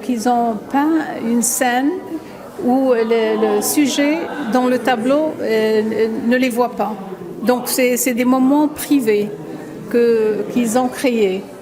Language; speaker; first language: French; non-native, local second language; Arabic